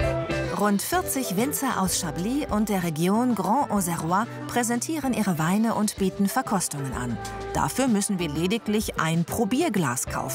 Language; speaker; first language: German; native; German